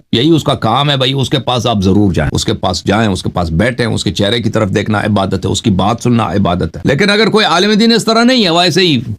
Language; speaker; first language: Urdu; non-native, fluent; Persian